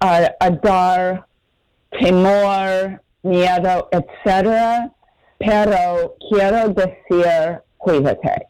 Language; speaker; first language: Spanish; non-native, fluent; English